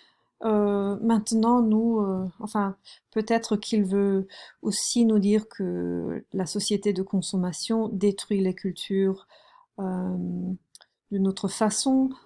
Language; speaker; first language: French; non-native, fluent; German